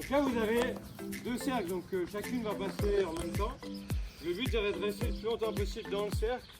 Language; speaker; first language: French; native; French